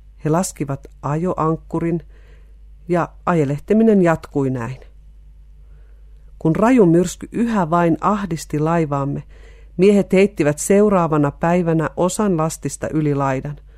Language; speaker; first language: Finnish; native; Finnish